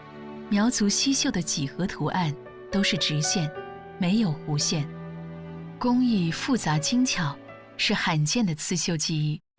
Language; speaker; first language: Chinese; native; Chinese